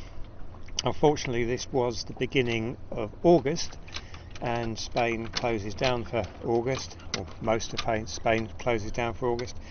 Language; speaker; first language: English; native; English